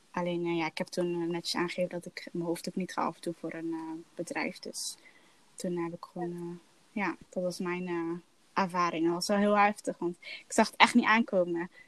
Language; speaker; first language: Dutch; early bilingual, other home language; Somali